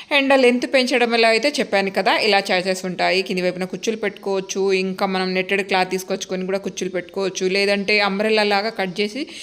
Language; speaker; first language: Telugu; native; Telugu